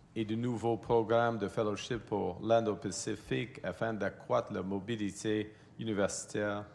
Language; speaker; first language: French; non-native, fluent; English